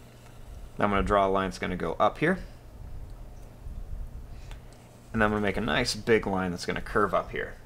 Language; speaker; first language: English; native; English